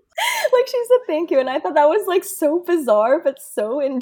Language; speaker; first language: English; non-native, local second language; Cantonese